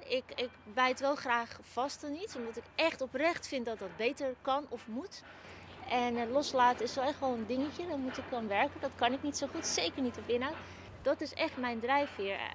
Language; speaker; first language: Dutch; early bilingual, other home language; Turkish